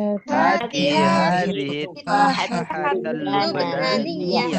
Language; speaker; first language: Arabic; non-native, learner; Indonesian